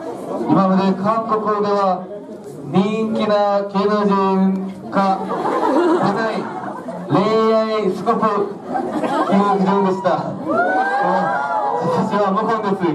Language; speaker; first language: Japanese; non-native, learner; Korean